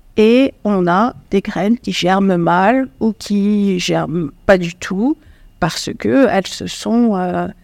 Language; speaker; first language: French; non-native, local second language; Arabic